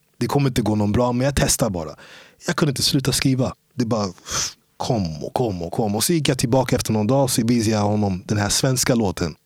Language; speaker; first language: Swedish; early bilingual, other home language; English